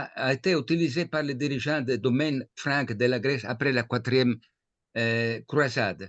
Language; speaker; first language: French; non-native, fluent; Italian